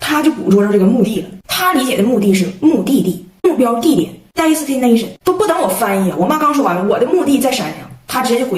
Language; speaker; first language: Chinese; native; Chinese